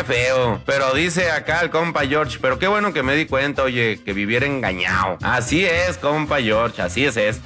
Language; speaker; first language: Spanish; native; Spanish